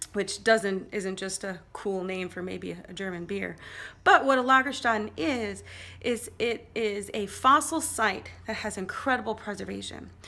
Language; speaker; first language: English; native; English